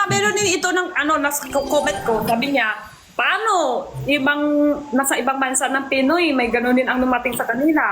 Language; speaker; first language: Filipino; non-native, learner; Chinese